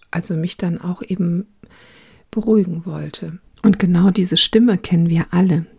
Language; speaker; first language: German; early bilingual, other home language; Croatian